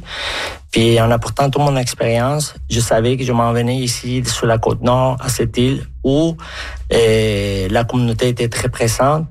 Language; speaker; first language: French; non-native, fluent; Spanish